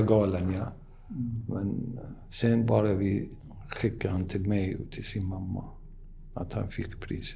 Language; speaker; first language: Swedish; non-native, learner; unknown